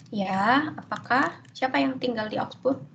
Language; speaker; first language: Indonesian; native; Indonesian